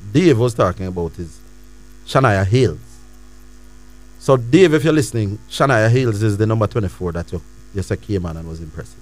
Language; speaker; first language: English; native; English